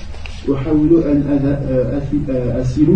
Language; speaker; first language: Arabic; non-native, learner; French